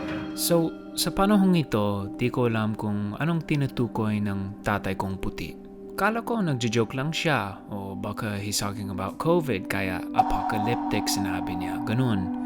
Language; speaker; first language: Filipino; early bilingual, heritage; Filipino